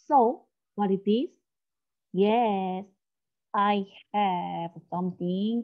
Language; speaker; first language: English; non-native, learner; Korean